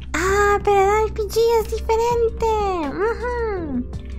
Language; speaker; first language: Spanish; early bilingual, heritage; Spanish